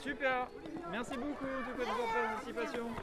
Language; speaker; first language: French; native; French